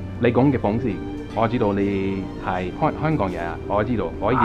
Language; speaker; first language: Cantonese; non-native, learner; English